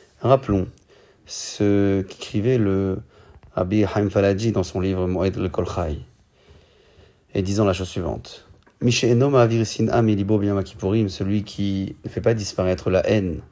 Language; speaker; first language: French; native; French